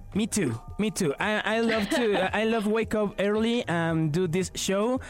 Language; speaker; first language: English; non-native, fluent; Spanish